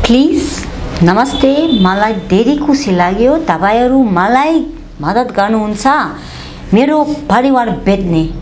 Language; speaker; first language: Nepali; non-native, learner; Dutch